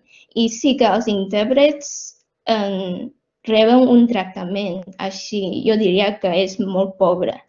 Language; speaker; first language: Catalan; non-native, fluent; Chinese